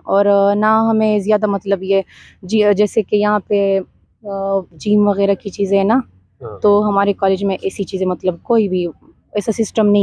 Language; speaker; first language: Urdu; non-native, local second language; Pashto